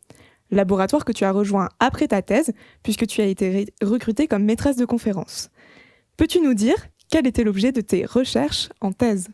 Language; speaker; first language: French; native; French